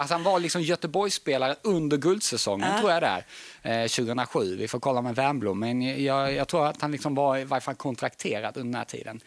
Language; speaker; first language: Swedish; native; Swedish